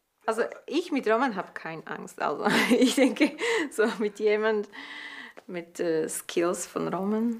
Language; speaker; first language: German; non-native, learner; Slovak